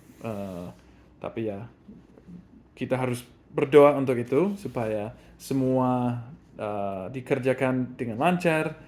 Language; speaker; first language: Indonesian; non-native, fluent; English